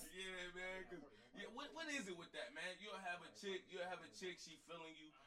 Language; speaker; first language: English; native; English